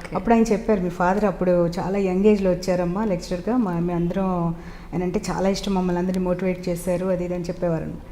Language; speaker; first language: Telugu; native; Telugu